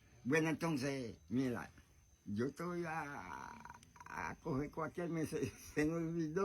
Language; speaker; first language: Spanish; non-native, learner; Haitian Creole